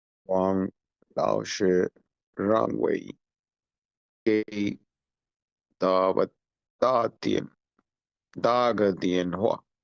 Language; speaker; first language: Chinese; non-native, learner; Urdu